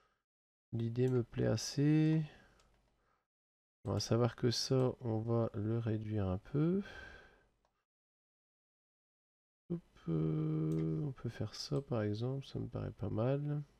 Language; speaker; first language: French; native; French